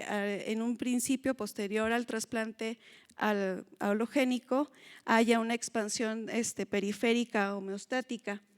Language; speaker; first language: Spanish; native; Spanish